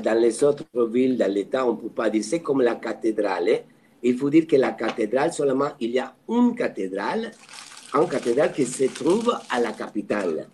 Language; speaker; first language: French; non-native, fluent; Spanish